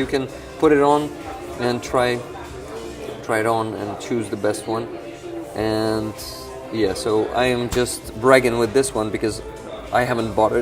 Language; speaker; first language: English; non-native, fluent; Ukrainian